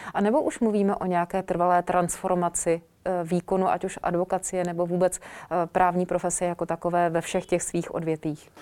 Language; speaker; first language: Czech; native; Czech